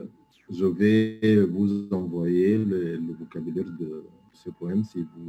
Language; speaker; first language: French; non-native, fluent; Arabic